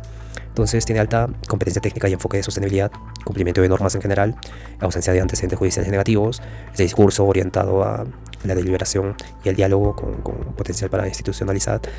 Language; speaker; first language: Spanish; native; Spanish